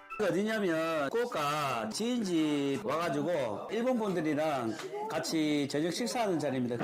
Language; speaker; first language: Korean; native; Korean